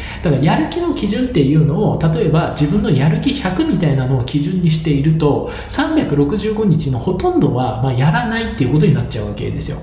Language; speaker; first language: Japanese; native; Japanese